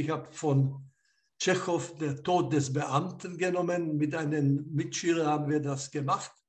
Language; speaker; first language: German; non-native, fluent; Slovak